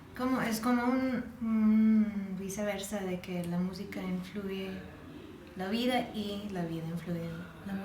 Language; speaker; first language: Spanish; non-native, fluent; English